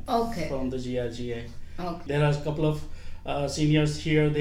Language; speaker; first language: English; non-native, local second language; Gujarati